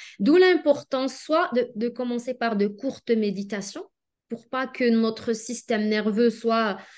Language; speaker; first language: French; non-native, local second language; Arabic